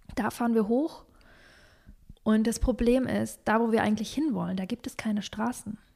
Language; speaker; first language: German; early bilingual, other home language; Russian